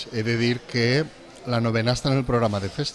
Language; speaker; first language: Catalan; native; Catalan